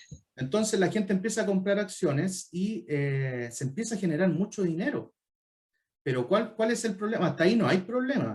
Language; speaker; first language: Spanish; native; Spanish